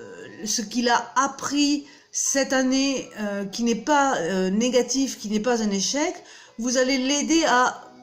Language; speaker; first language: French; native; French